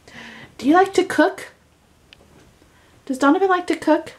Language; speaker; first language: English; native; English